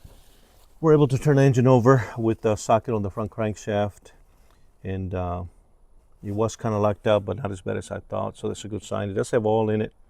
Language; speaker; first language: English; native; English